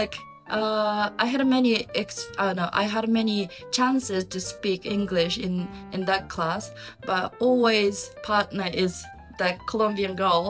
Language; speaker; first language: English; non-native, learner; Japanese